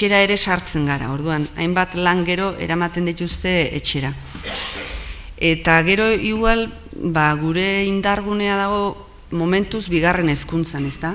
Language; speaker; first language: Basque; native; Basque